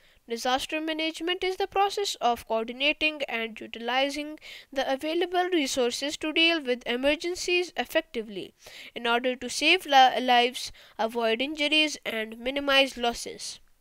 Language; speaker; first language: English; non-native, local second language; Urdu